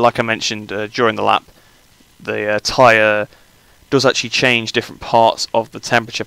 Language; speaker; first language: English; native; English